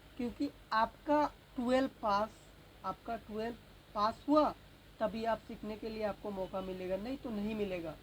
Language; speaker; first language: Hindi; non-native, local second language; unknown